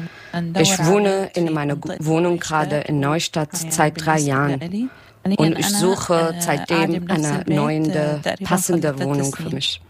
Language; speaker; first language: German; non-native, learner; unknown